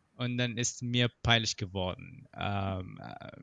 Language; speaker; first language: German; non-native, fluent; Arabic